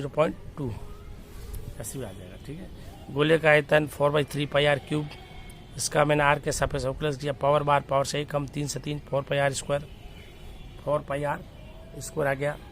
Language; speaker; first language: Hindi; native; Hindi